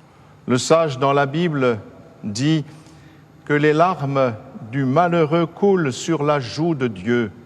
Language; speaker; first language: French; native; French